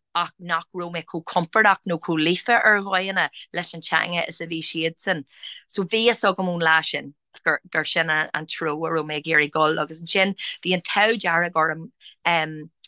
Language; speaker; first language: Irish; non-native, local second language; English